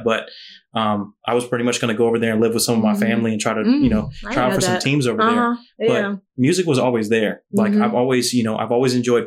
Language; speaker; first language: English; native; English